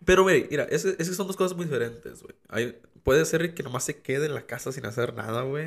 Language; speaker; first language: Spanish; early bilingual, heritage; Spanish